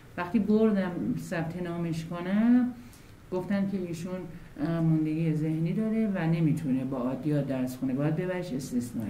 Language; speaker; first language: Persian; early bilingual, other home language; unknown